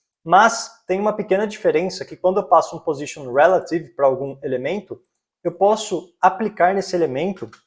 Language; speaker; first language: Portuguese; native; Portuguese